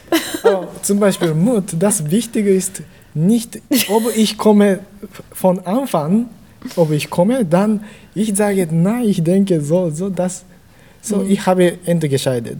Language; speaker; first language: German; non-native, learner; Japanese